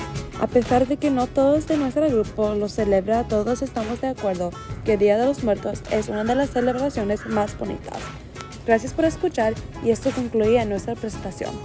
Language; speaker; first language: Spanish; non-native, fluent; English